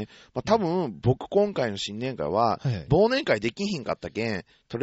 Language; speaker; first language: Japanese; native; Japanese